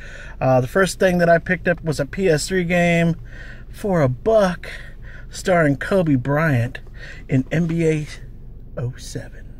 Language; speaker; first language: English; native; English